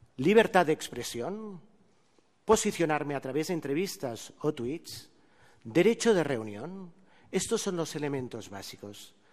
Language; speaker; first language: Spanish; non-native, local second language; Catalan